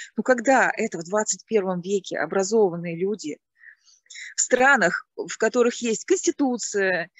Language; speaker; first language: Russian; native; Russian